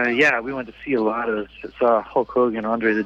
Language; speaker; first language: English; native; English